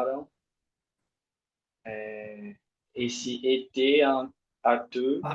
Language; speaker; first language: French; non-native, learner; Portuguese